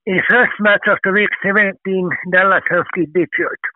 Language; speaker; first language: English; non-native, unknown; Finnish